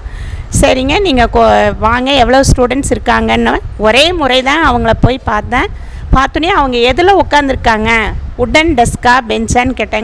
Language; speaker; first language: Tamil; native; Tamil